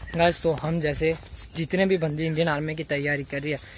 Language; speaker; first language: Hindi; non-native, local second language; Gujarati